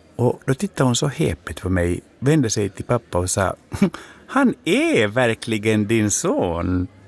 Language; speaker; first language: Swedish; native; Swedish